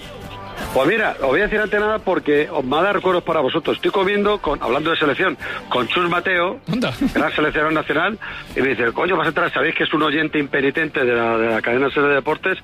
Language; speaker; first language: Spanish; native; Spanish